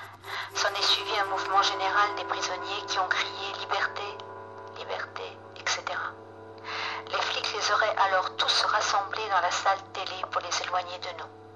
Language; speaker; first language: French; native; French